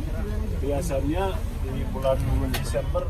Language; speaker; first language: Indonesian; non-native, fluent; Turkish